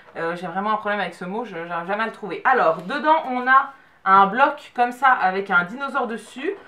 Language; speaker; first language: French; native; French